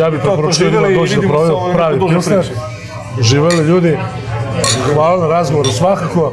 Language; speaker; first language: Serbian; native; Serbian